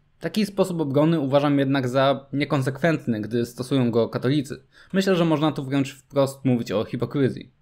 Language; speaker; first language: Polish; native; Polish